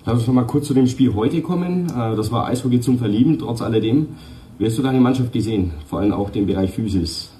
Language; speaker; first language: German; native; German